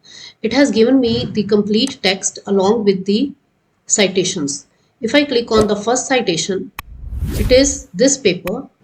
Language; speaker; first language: English; non-native, local second language; Hindi